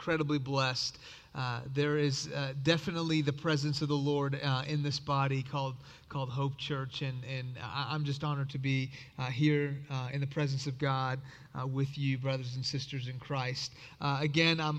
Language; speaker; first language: English; early bilingual, other home language; Persian